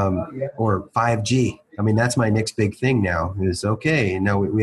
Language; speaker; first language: English; native; English